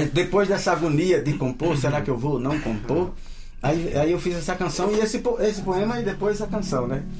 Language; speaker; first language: Portuguese; native; Portuguese